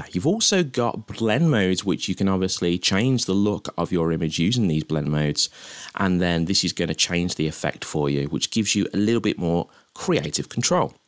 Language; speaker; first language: English; native; English